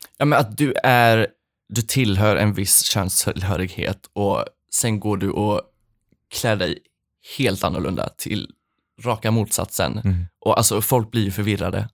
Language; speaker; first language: Swedish; early bilingual, other home language; Polish